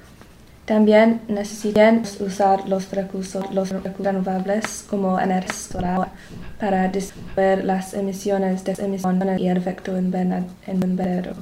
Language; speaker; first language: Spanish; non-native, learner; English